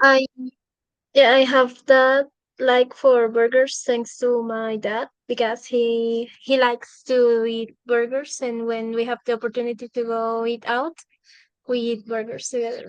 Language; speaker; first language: English; non-native, fluent; Spanish